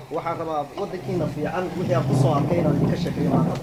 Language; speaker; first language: Swedish; non-native, fluent; Somali